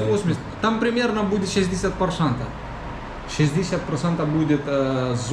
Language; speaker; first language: Russian; non-native, learner; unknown